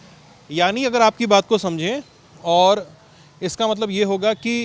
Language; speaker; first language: Hindi; native; Hindi